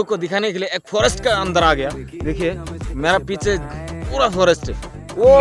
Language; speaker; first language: Hindi; non-native, local second language; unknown